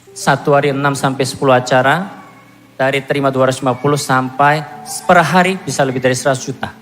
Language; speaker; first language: Indonesian; non-native, fluent; Korean